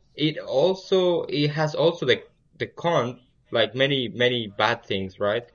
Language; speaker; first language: English; early bilingual, other home language; Spanish